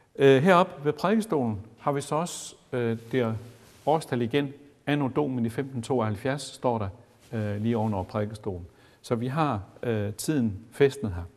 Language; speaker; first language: Danish; native; Danish